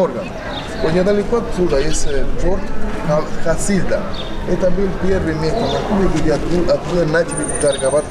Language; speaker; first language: Russian; non-native, learner; Spanish